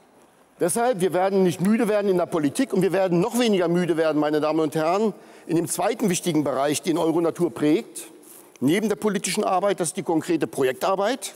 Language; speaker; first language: German; native; German